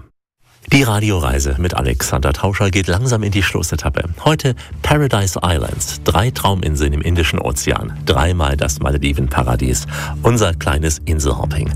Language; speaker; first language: German; native; German